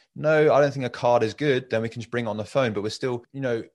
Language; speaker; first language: English; early bilingual, other home language; Persian